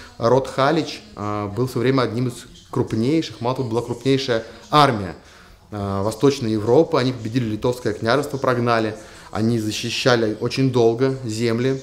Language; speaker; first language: Russian; native; Russian